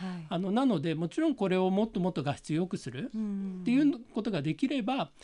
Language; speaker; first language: Japanese; native; Japanese